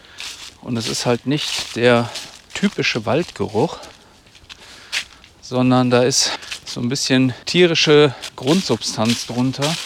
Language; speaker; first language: German; native; German